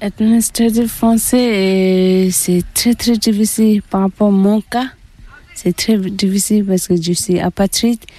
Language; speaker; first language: French; non-native, learner; Tibetan